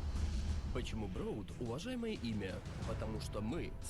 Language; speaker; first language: Russian; native; Russian